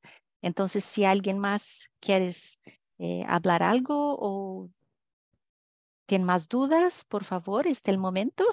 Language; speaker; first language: Spanish; non-native, fluent; Portuguese